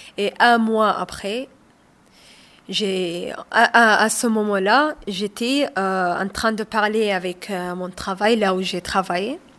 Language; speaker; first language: French; non-native, learner; Somali